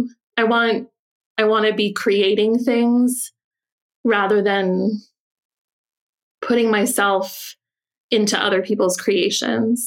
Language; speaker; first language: English; native; English